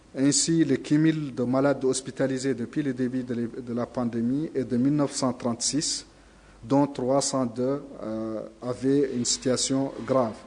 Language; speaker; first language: French; non-native, local second language; Arabic